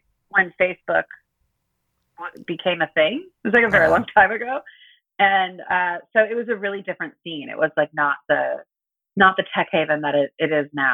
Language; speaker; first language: English; native; English